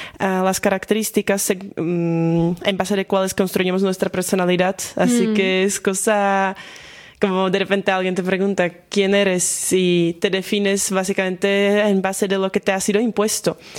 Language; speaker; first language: Spanish; non-native, fluent; Slovak